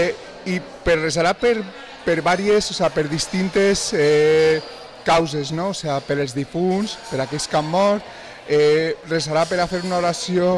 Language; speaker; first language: Catalan; native; Catalan